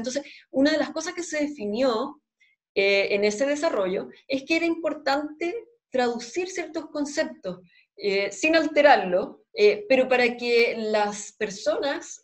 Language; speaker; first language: Spanish; native; Spanish